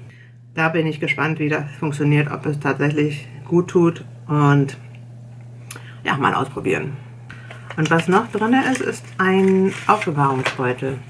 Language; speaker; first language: German; native; German